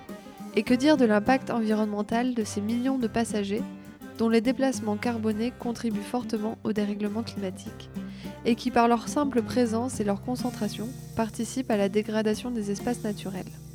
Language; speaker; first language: French; native; French